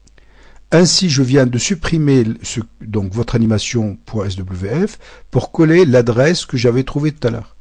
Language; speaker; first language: French; native; French